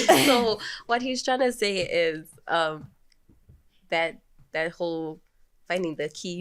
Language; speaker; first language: English; non-native, local second language; Swati